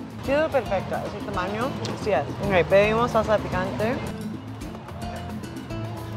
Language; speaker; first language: Spanish; early bilingual, other home language; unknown